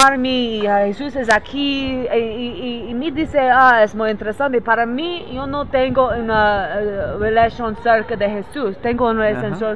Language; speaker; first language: Spanish; non-native, learner; English